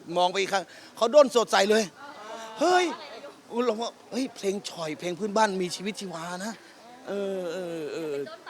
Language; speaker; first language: Thai; native; Thai